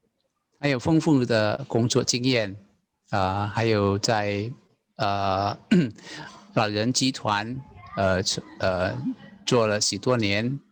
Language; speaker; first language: Chinese; non-native, learner; Indonesian